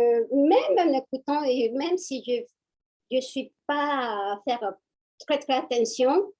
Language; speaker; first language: French; non-native, fluent; Spanish